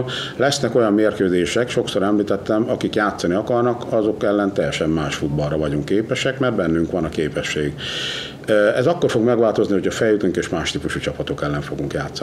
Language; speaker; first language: Hungarian; native; Hungarian